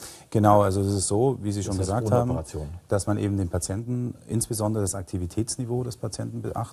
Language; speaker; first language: German; native; German